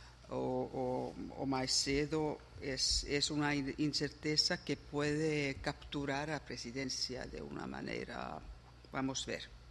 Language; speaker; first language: Portuguese; non-native, learner; Finnish